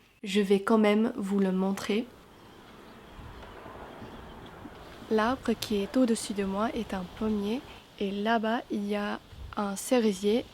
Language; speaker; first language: French; non-native, fluent; English